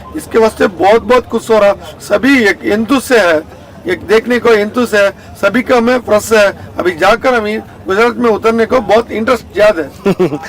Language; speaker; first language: Hindi; non-native, local second language; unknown